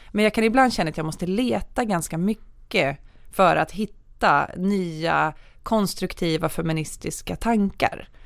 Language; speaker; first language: Swedish; native; Swedish